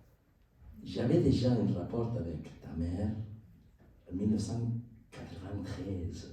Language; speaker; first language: French; non-native, learner; Spanish